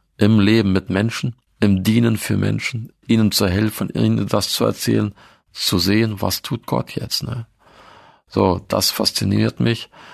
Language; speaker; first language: German; early bilingual, other home language; Russian